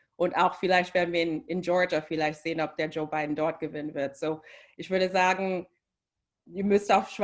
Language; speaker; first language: German; non-native, fluent; English